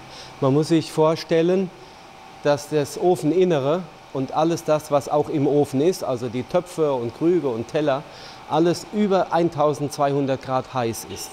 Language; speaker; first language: German; native; German